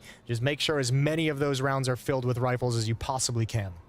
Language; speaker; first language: English; native; English